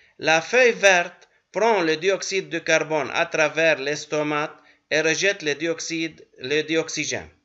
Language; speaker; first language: French; non-native, local second language; Arabic